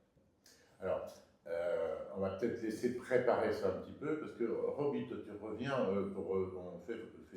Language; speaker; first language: French; native; French